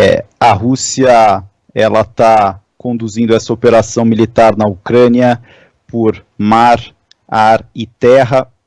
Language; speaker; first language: Portuguese; native; Portuguese